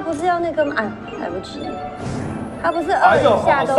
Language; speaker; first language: Chinese; native; Chinese